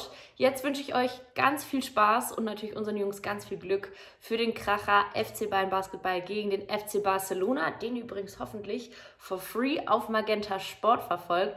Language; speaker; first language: German; native; German